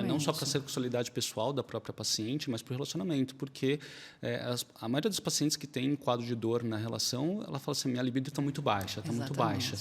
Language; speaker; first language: Portuguese; native; Portuguese